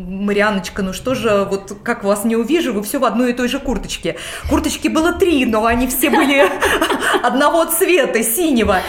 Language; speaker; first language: Russian; native; Russian